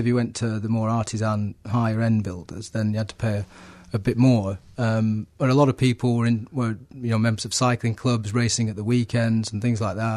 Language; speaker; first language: English; native; English